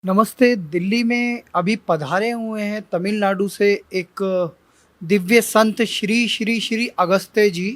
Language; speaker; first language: Hindi; native; Hindi